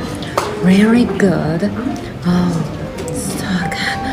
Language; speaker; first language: English; non-native, learner; Japanese